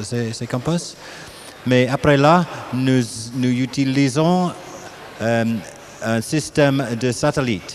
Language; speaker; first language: French; non-native, learner; English